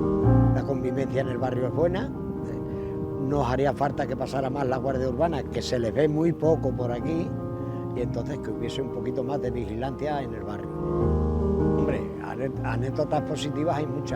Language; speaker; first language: Spanish; native; Spanish